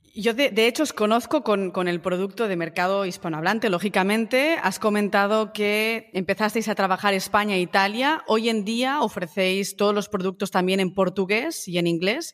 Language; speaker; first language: Spanish; native; Spanish